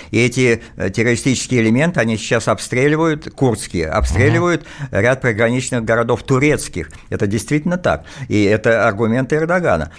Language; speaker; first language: Russian; native; Russian